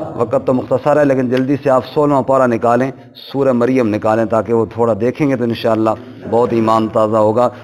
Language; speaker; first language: Urdu; non-native, local second language; Punjabi